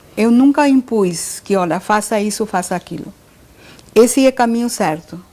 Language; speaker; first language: Portuguese; non-native, fluent; Marathi